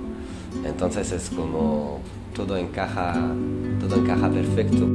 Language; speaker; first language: Spanish; non-native, fluent; French